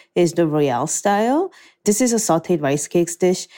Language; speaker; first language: English; non-native, fluent; Korean